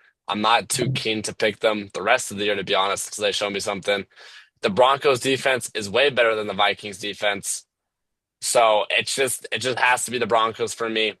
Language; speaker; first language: English; native; English